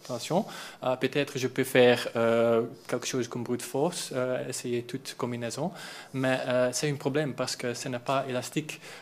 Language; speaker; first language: French; non-native, learner; Dutch